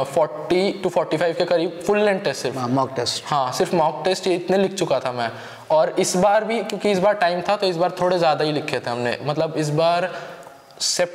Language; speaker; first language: Hindi; native; Hindi